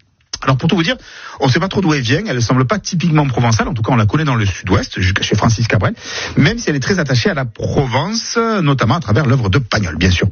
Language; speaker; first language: French; native; French